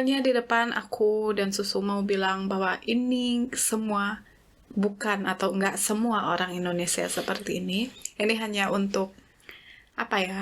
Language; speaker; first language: Indonesian; native; Indonesian